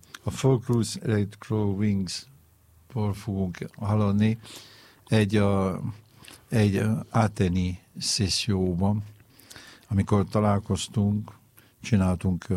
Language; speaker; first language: Hungarian; non-native, fluent; French